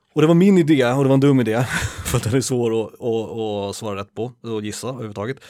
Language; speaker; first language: Swedish; native; Swedish